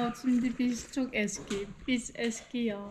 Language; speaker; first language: Turkish; non-native, learner; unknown